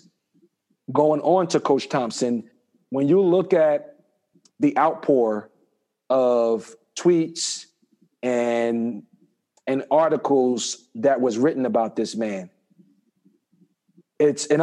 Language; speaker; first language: English; native; English